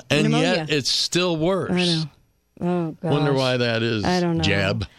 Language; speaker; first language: English; native; English